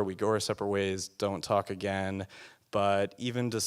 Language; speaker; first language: English; native; English